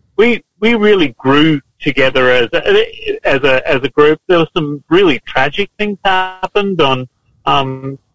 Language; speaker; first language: English; native; English